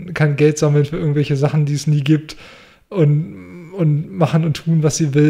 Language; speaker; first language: German; native; German